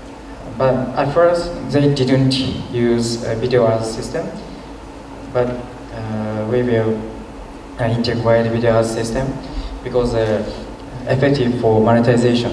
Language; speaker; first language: English; non-native, learner; Japanese